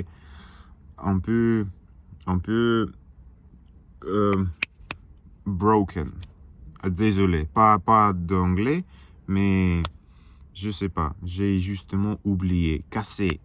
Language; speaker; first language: French; non-native, learner; Russian